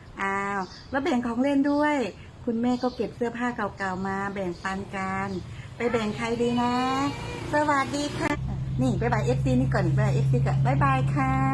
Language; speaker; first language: Thai; native; Thai